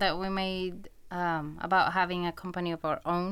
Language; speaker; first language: English; non-native, fluent; Spanish